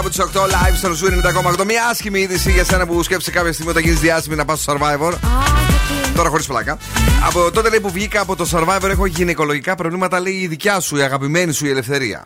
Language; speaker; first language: Greek; native; Greek